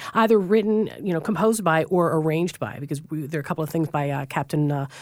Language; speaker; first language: English; native; English